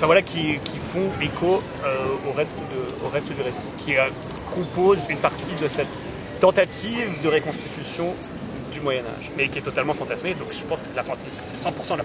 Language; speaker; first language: French; native; French